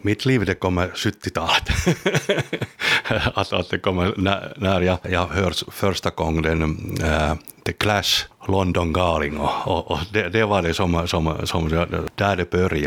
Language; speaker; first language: Swedish; non-native, local second language; Finnish